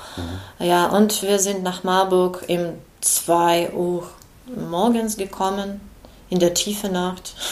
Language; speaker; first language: German; non-native, learner; Ukrainian